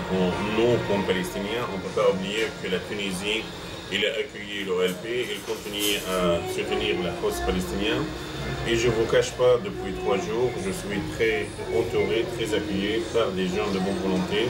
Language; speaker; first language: French; non-native, fluent; Arabic